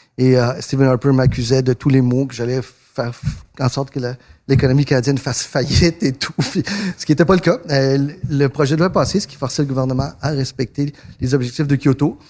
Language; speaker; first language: French; early bilingual, other home language; Spanish